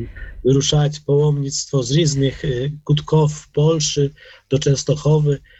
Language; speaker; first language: Polish; non-native, learner; Ukrainian